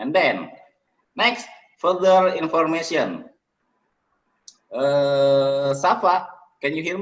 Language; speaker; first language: English; non-native, learner; Indonesian